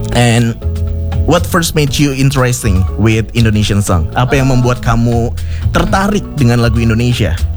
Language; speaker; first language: Indonesian; native; Indonesian